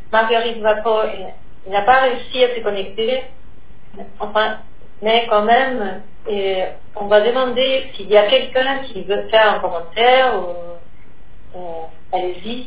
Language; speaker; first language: French; non-native, fluent; Spanish